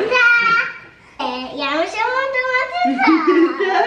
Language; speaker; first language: Polish; early bilingual, heritage; Polish